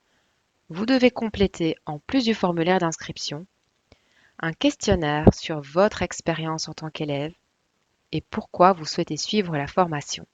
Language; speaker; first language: French; native; French